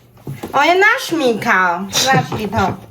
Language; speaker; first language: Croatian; non-native, learner; Chinese